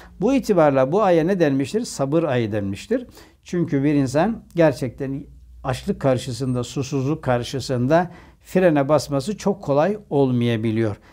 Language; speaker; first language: Turkish; native; Turkish